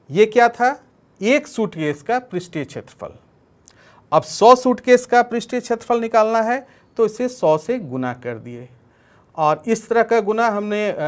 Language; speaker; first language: Hindi; native; Hindi